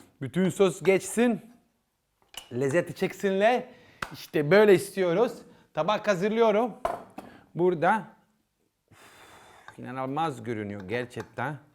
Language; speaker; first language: Turkish; non-native, learner; Italian